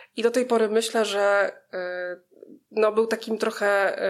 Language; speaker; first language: Polish; native; Polish